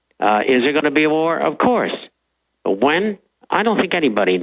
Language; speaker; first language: English; native; English